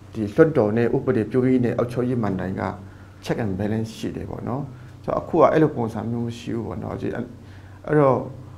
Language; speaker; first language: Burmese; non-native, local second language; Hakha Chin